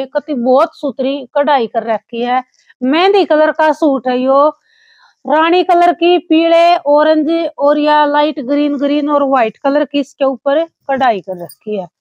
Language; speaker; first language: Hindi; native; Hindi